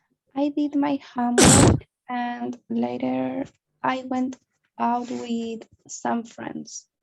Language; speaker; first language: English; non-native, learner; Spanish